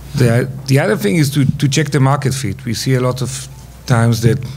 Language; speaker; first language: English; non-native, fluent; Hebrew